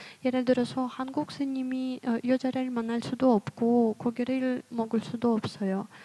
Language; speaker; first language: Korean; non-native, fluent; Russian